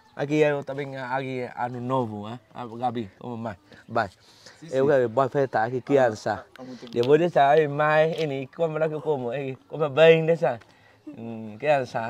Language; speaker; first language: Portuguese; non-native, learner; Vietnamese